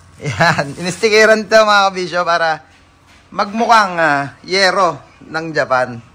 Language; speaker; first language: Filipino; native; Filipino